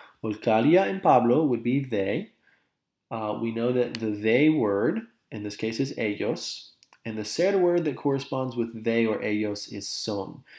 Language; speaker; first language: English; native; English